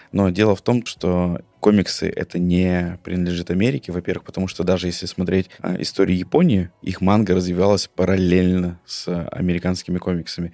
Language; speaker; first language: Russian; native; Russian